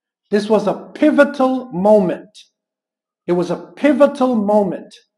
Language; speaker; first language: English; native; English